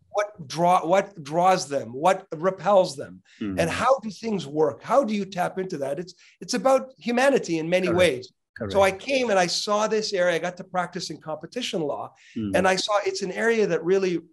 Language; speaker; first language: English; native; English